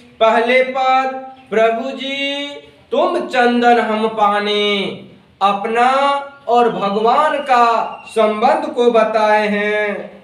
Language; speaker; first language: Hindi; native; Hindi